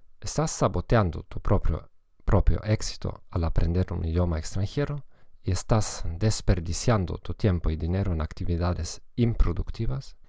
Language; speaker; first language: Spanish; non-native, fluent; German